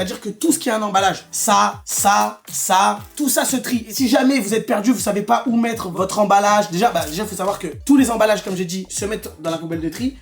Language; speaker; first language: French; native; French